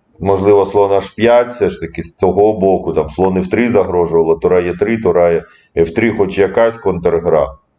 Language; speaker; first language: Ukrainian; non-native, local second language; Russian